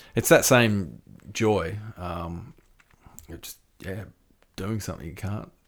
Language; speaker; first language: English; native; English